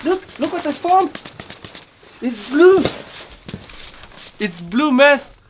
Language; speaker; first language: English; non-native, fluent; French